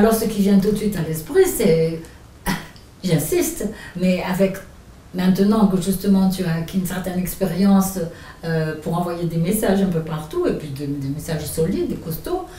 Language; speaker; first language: French; native; French